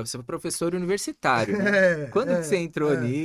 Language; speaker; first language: Portuguese; native; Portuguese